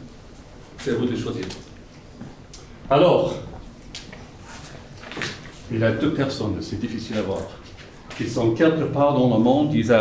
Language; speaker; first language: French; non-native, fluent; English